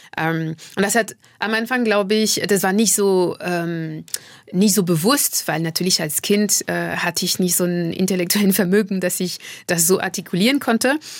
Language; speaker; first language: German; non-native, fluent; French